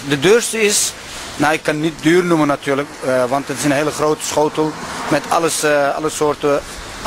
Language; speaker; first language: Dutch; non-native, local second language; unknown